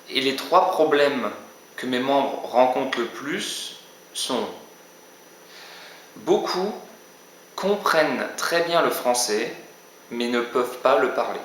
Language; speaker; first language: French; native; French